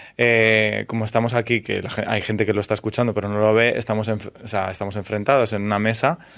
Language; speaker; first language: Spanish; native; Spanish